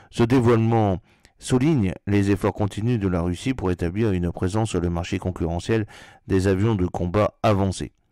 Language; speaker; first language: French; native; French